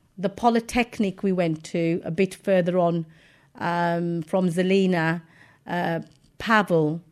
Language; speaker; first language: English; native; English